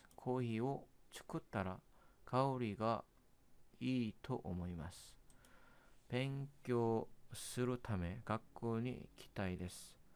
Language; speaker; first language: Japanese; non-native, learner; Korean